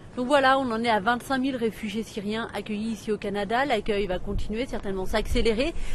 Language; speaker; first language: French; native; French